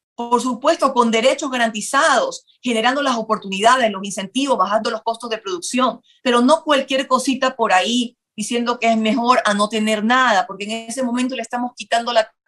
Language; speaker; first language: Spanish; native; Spanish